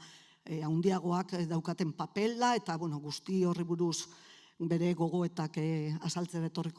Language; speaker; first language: Basque; native; Basque